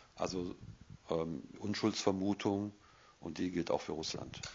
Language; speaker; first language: German; native; German